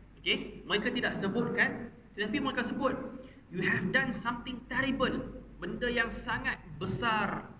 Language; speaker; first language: Malay; native; Malay